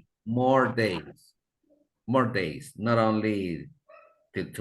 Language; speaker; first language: English; non-native, fluent; Spanish